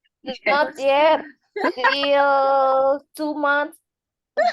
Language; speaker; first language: English; non-native, learner; Indonesian